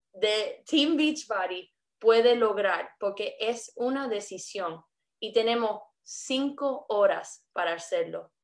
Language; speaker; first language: Spanish; early bilingual, heritage; English